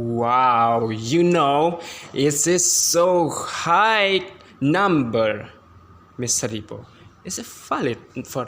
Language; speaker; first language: English; non-native, learner; Indonesian